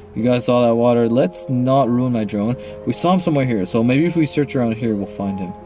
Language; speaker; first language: English; native; English